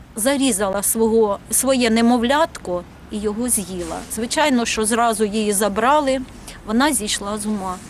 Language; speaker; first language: Ukrainian; native; Ukrainian